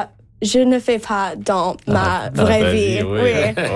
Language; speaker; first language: French; non-native, local second language; English